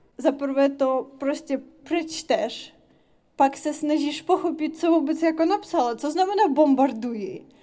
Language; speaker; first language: Czech; non-native, fluent; Ukrainian